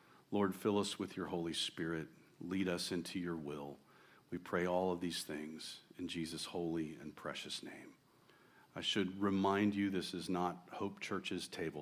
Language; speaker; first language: English; native; English